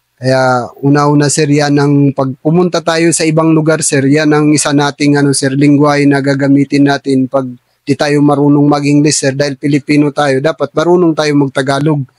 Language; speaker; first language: Filipino; non-native, local second language; Tausug